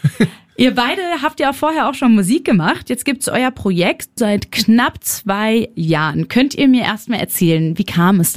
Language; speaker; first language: German; native; German